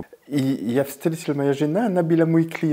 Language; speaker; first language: Russian; non-native, fluent; French